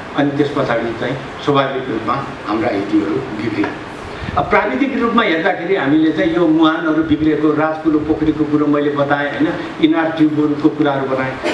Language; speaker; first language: Nepali; non-native, local second language; Newari